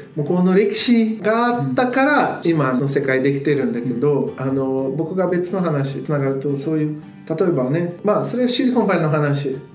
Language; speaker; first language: Japanese; non-native, fluent; Portuguese